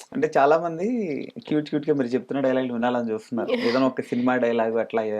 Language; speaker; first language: Telugu; native; Telugu